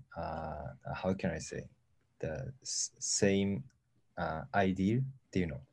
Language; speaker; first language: English; non-native, learner; Japanese